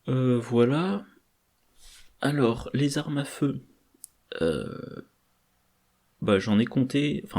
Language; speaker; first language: French; native; French